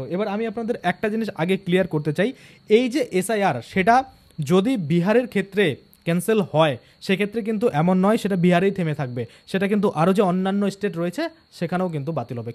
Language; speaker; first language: Bangla; native; Bangla